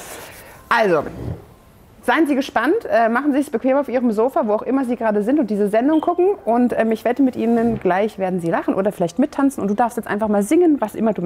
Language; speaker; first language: German; native; German